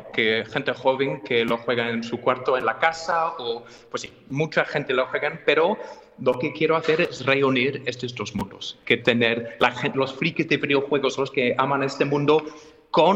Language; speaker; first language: Spanish; non-native, fluent; English